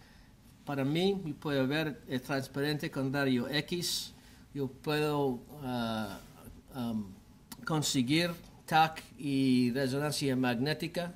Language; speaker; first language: Spanish; non-native, learner; English